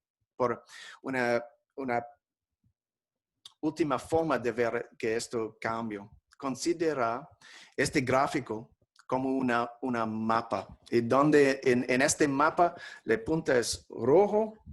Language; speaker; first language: Spanish; non-native, fluent; English